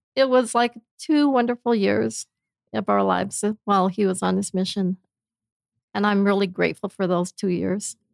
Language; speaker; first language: English; native; English